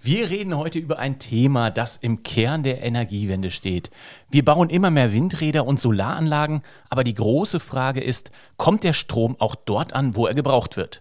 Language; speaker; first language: German; native; German